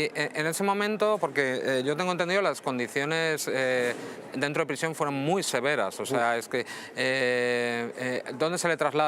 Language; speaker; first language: Spanish; native; Spanish